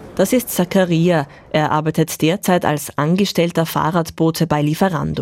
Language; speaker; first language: German; native; German